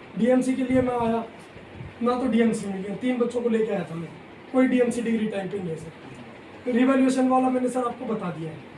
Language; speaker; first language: Hindi; native; Hindi